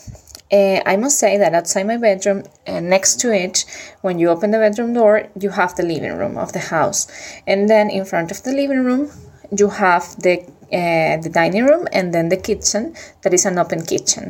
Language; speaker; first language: English; non-native, fluent; Spanish